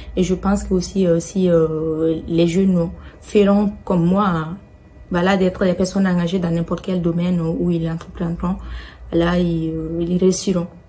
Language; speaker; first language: French; non-native, local second language; Bambara